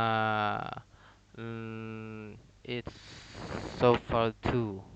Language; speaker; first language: English; non-native, learner; Indonesian